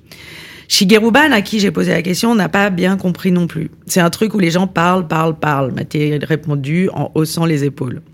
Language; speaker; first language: French; non-native, fluent; Polish